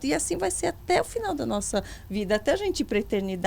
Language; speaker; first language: Portuguese; native; Portuguese